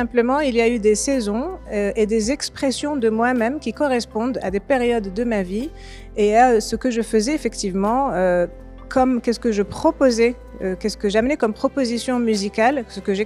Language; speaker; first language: French; non-native, local second language; Arabic